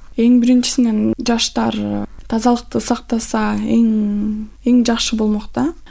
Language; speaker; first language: Kyrgyz; non-native, local second language; Russian